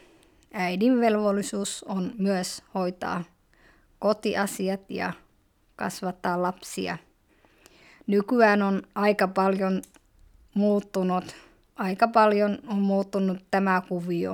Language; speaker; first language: Finnish; early bilingual, other home language; Somali